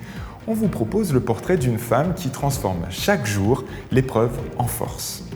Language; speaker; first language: French; native; French